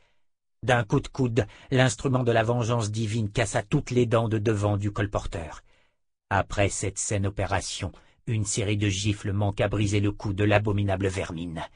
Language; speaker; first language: French; native; French